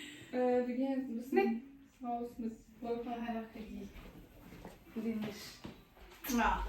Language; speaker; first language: German; non-native, learner; Amharic